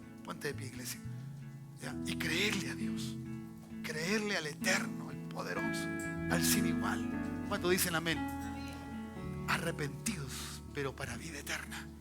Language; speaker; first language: Spanish; native; Spanish